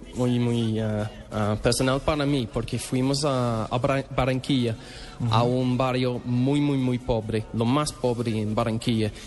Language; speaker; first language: Spanish; non-native, learner; English